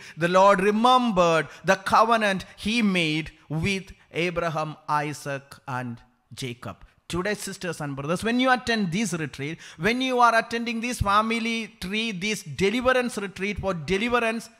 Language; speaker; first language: English; non-native, local second language; Malayalam